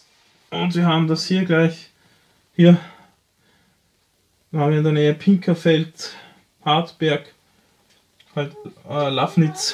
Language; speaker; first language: German; native; German